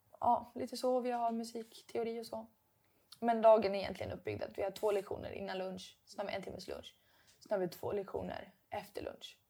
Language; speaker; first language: Swedish; native; Swedish